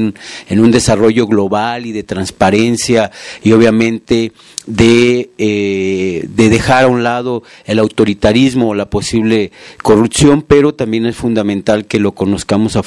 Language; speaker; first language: Spanish; native; Spanish